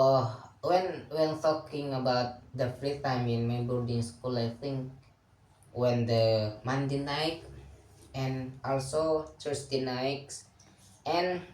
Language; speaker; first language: English; non-native, learner; Indonesian